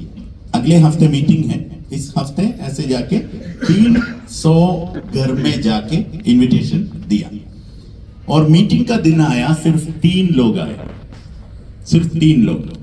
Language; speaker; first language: Hindi; non-native, learner; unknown